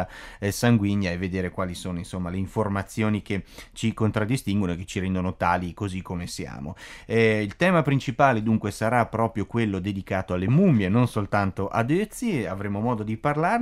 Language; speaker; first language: Italian; native; Italian